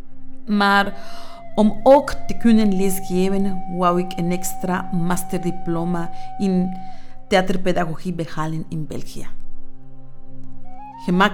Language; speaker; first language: Dutch; non-native, fluent; Spanish